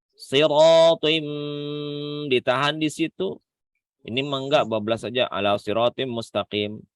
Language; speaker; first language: Indonesian; native; Indonesian